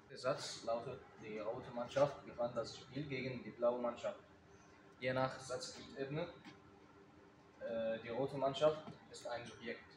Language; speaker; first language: German; non-native, learner; Arabic